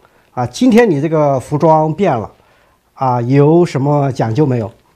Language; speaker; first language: Chinese; native; Chinese